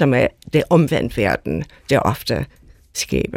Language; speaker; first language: Danish; non-native, fluent; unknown